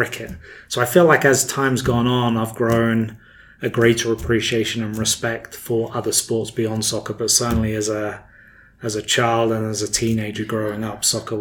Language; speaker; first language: English; native; English